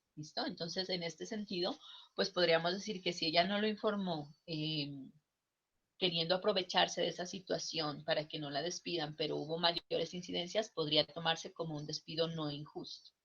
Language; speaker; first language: Spanish; native; Spanish